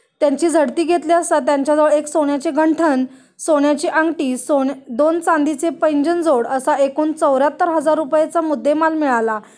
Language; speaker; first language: Marathi; native; Marathi